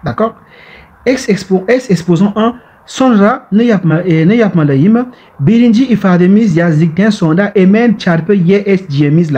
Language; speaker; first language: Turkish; non-native, learner; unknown